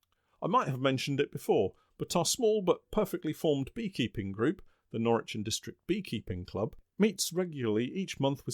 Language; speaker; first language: English; native; English